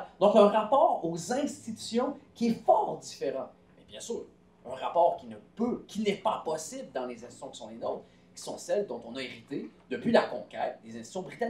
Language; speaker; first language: French; native; French